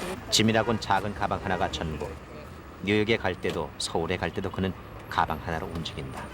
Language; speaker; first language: Korean; native; Korean